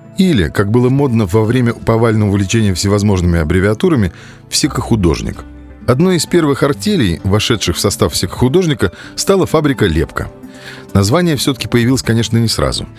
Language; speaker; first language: Russian; native; Russian